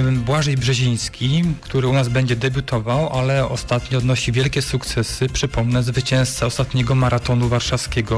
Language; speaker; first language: Polish; native; Polish